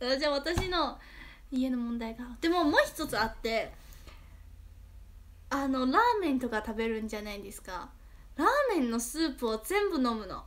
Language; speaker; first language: Japanese; non-native, fluent; Chinese